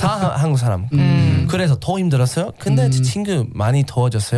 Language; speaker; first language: Korean; non-native, learner; English